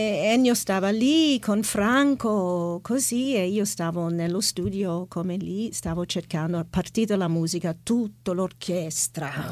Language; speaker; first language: Italian; non-native, fluent; English